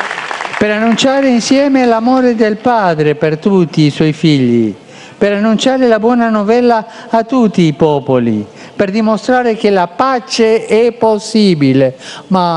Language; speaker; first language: Italian; non-native, fluent; Spanish